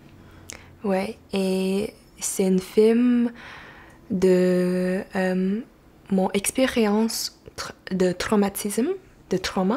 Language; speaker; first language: French; non-native, local second language; English